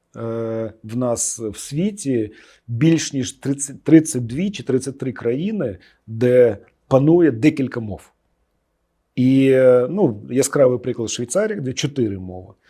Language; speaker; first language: Ukrainian; non-native, local second language; Russian